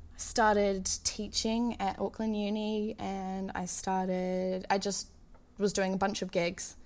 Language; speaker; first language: English; native; English